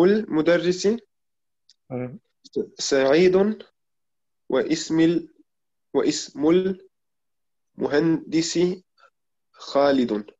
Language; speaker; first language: Arabic; non-native, learner; German